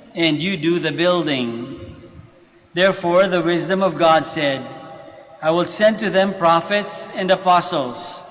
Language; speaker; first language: English; non-native, local second language; Filipino